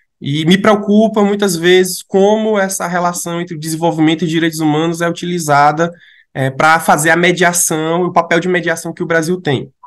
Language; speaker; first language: Portuguese; native; Portuguese